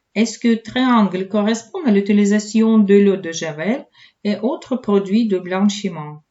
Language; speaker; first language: French; non-native, fluent; Ukrainian